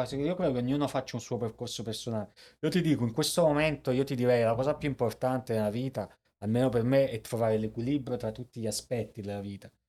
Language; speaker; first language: Italian; native; Italian